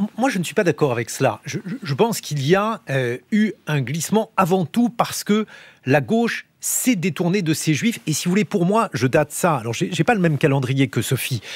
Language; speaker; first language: French; native; French